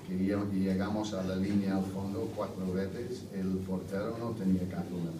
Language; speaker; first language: Spanish; non-native, fluent; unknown